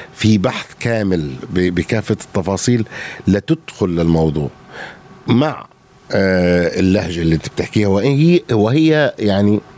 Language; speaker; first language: Arabic; native; Arabic